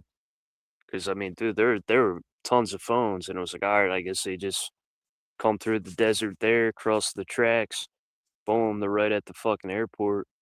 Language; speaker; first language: English; native; English